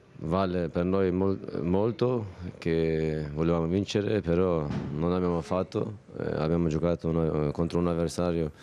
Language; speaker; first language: Italian; non-native, fluent; Turkish